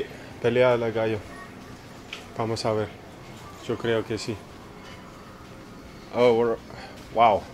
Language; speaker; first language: Spanish; non-native, learner; English